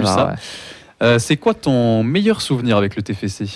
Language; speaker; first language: French; native; French